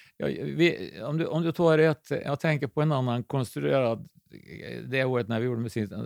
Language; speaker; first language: Swedish; native; Swedish